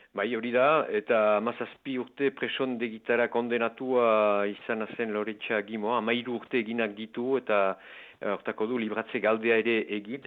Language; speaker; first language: Basque; native; Basque